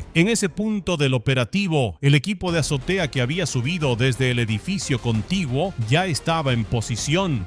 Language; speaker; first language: Spanish; native; Spanish